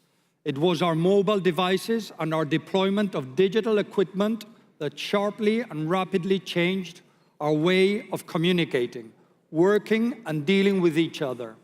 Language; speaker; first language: English; non-native, fluent; Spanish